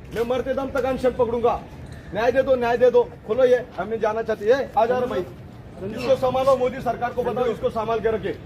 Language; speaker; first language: Hindi; non-native, local second language; Marathi